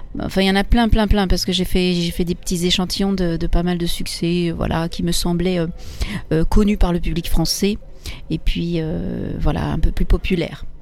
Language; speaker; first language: French; early bilingual, other home language; Italian